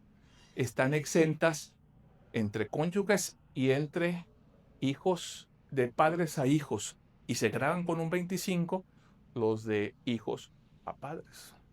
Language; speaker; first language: Spanish; native; Spanish